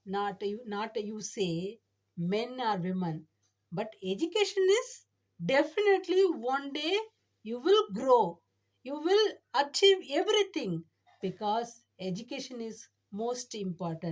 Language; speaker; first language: English; non-native, learner; Tamil